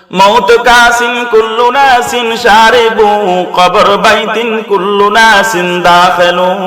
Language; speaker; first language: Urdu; non-native, fluent; Bangla